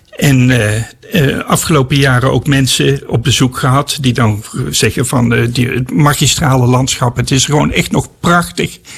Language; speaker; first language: Dutch; native; Dutch